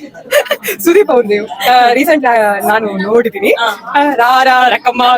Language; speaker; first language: Kannada; non-native, local second language; Telugu